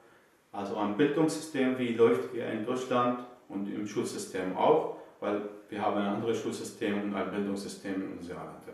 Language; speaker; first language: German; non-native, learner; Arabic